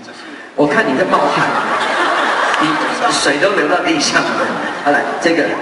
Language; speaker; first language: Chinese; native; Chinese